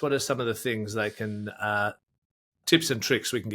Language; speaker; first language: English; native; English